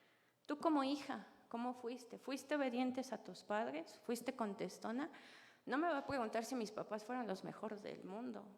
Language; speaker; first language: Spanish; native; Spanish